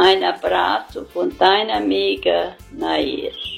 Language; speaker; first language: German; early bilingual, heritage; German